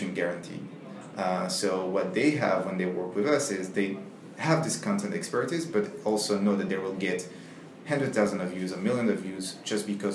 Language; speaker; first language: English; non-native, fluent; French